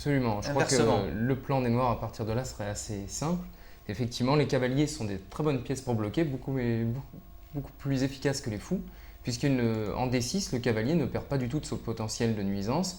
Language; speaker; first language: French; native; French